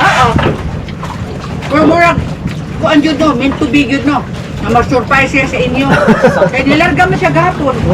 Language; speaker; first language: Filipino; non-native, local second language; Cebuano